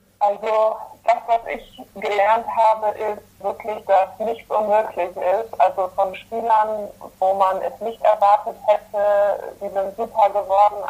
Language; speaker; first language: German; early bilingual, other home language; Polish